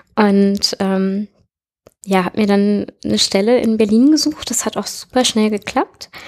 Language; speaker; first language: German; native; German